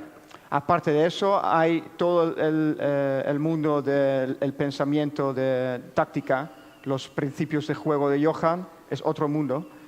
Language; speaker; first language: Spanish; non-native, fluent; Dutch